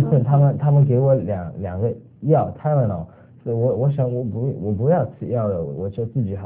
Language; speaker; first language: Chinese; early bilingual, other home language; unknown